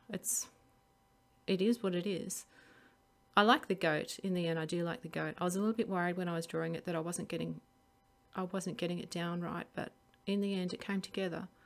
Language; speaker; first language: English; native; English